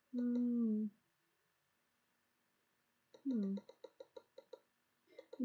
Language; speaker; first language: English; non-native, learner; Russian